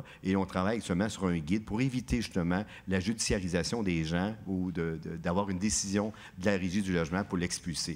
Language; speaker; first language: French; native; French